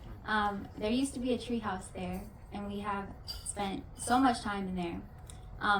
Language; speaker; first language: English; native; English